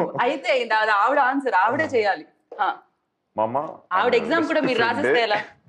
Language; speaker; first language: Telugu; native; Telugu